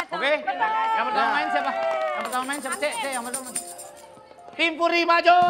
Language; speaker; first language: Indonesian; native; Indonesian